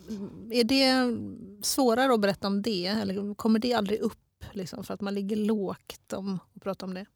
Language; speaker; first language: Swedish; native; Swedish